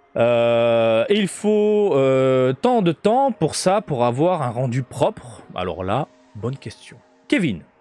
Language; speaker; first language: French; native; French